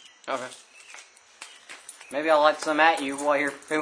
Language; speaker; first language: English; native; English